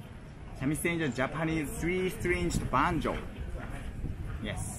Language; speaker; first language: English; non-native, learner; Japanese